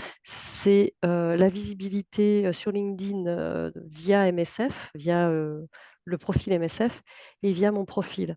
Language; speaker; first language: French; native; French